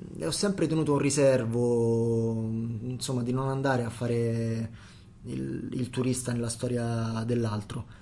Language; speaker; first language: Italian; native; Italian